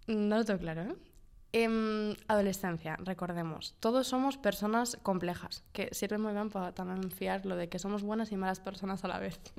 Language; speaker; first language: Spanish; non-native, local second language; Galician